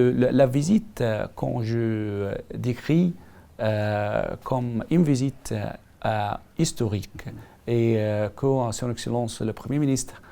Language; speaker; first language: French; non-native, learner; Arabic